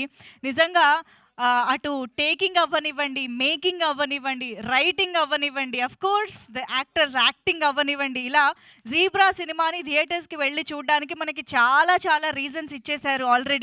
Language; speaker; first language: Telugu; native; Telugu